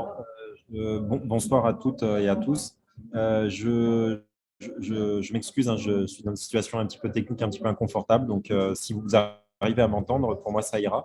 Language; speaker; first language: French; native; French